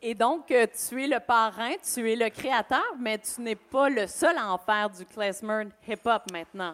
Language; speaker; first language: French; native; French